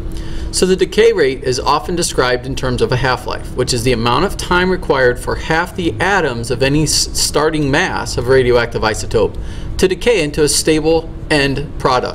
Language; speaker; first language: English; native; English